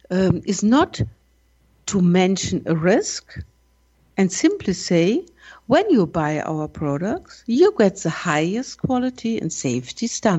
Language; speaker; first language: English; non-native, learner; German